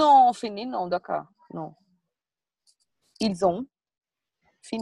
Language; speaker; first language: French; non-native, learner; Portuguese